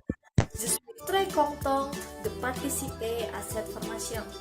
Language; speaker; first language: French; non-native, fluent; Indonesian